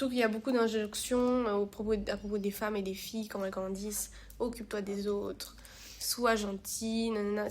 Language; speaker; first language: French; native; French